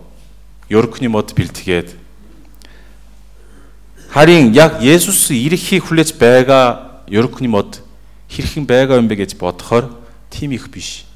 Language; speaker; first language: Mongolian; non-native, fluent; Korean